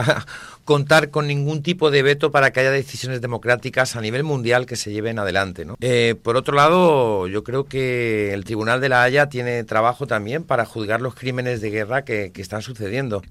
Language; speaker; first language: Spanish; native; Spanish